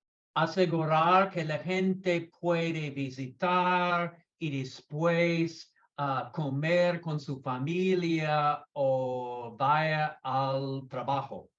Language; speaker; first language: Spanish; non-native, learner; English